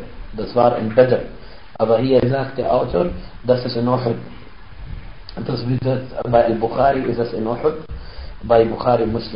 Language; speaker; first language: German; non-native, fluent; Arabic